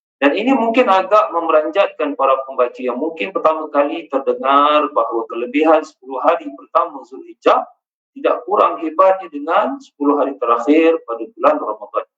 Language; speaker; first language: Malay; native; Malay